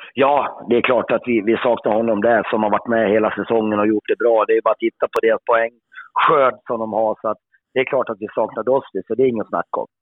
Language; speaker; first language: Swedish; native; Swedish